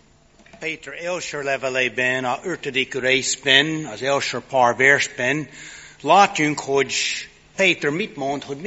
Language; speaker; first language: Hungarian; non-native, fluent; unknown